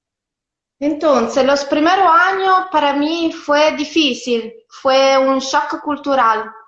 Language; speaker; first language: Spanish; non-native, fluent; Italian